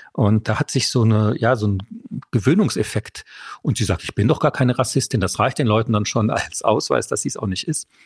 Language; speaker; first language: German; early bilingual, other home language; French